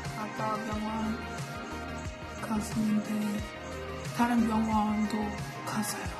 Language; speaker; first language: Korean; non-native, learner; English